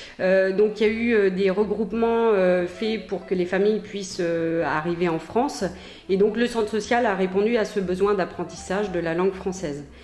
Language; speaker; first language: French; native; French